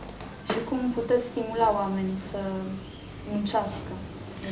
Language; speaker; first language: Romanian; non-native, learner; French